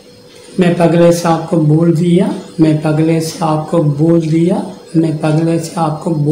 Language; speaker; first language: Hindi; non-native, local second language; Tamil